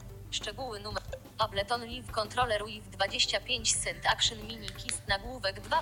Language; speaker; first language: Polish; native; Polish